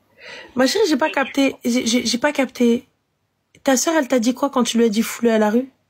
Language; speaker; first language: French; native; French